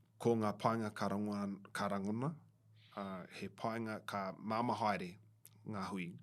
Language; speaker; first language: Māori; non-native, local second language; English